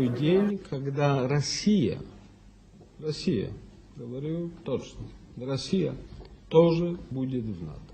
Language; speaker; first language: Russian; non-native, fluent; Polish